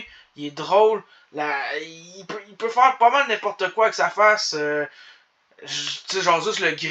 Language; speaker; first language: French; native; French